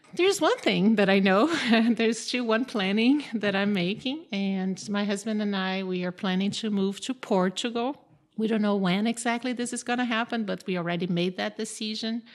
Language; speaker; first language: English; non-native, fluent; Portuguese